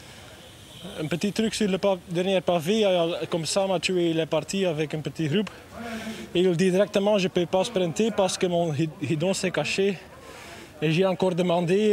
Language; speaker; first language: French; non-native, learner; Dutch